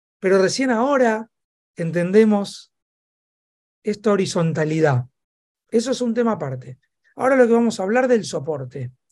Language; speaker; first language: Spanish; native; Spanish